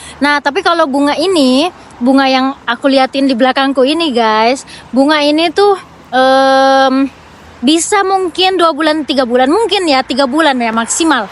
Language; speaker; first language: Indonesian; native; Indonesian